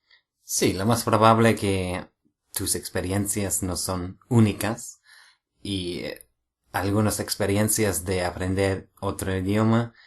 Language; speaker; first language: Spanish; non-native, fluent; English